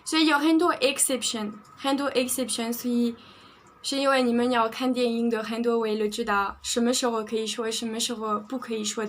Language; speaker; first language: Chinese; non-native, fluent; French